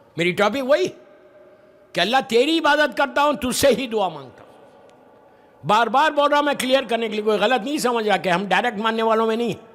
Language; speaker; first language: Urdu; native; Urdu